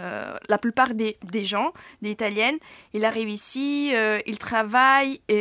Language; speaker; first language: French; non-native, fluent; Italian